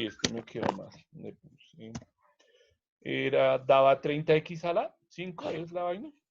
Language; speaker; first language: Spanish; native; Spanish